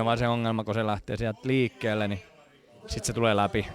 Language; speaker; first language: Finnish; native; Finnish